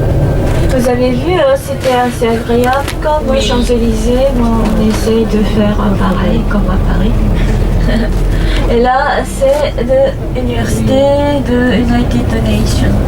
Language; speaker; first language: French; non-native, fluent; Japanese